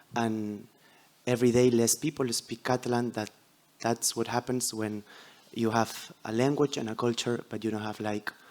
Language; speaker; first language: English; non-native, fluent; Catalan